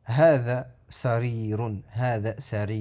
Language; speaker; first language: Arabic; non-native, fluent; French